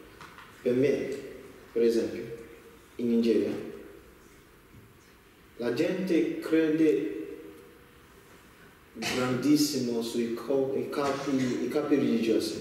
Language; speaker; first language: Italian; non-native, learner; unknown